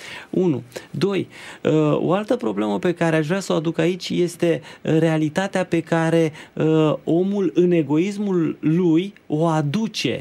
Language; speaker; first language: Romanian; native; Romanian